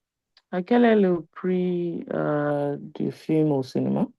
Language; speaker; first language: French; non-native, learner; Igbo